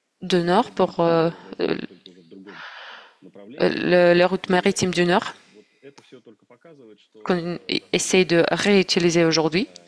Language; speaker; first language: French; non-native, fluent; Russian